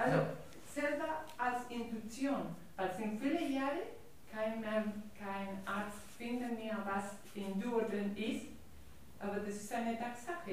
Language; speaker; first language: German; non-native, learner; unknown